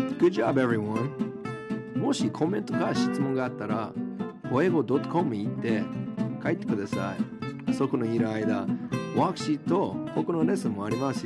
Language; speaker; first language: Japanese; non-native, fluent; English